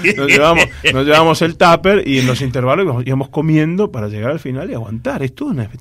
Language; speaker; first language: Spanish; native; Spanish